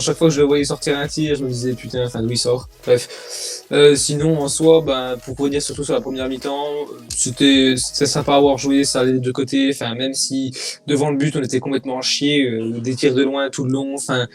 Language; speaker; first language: French; native; French